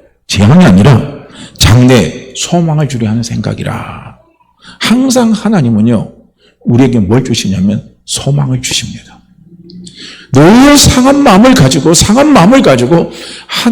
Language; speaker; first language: Korean; native; Korean